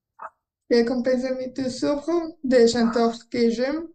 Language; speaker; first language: French; non-native, learner; Spanish